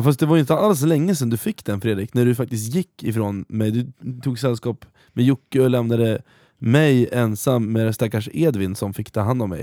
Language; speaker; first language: Swedish; native; Swedish